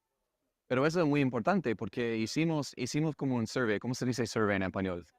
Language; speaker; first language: Spanish; non-native, fluent; English